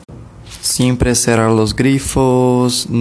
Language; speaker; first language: Spanish; non-native, learner; Portuguese